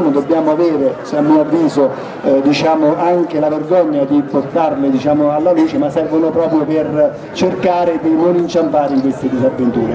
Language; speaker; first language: Italian; native; Italian